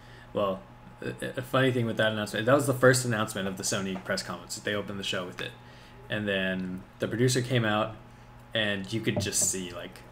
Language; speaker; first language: English; native; English